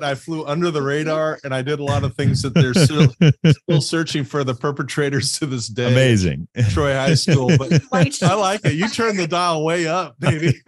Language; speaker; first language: English; native; English